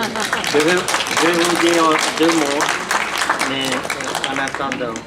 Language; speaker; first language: French; non-native, fluent; Czech